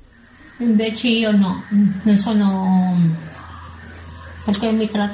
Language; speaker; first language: Italian; non-native, learner; Filipino